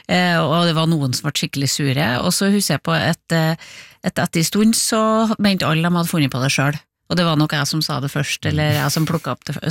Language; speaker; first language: Norwegian; native; Norwegian